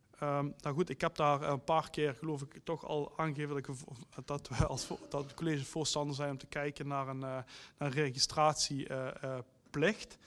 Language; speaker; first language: Dutch; native; Dutch